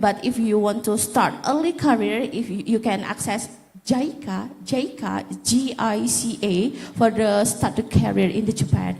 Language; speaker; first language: English; non-native, local second language; Indonesian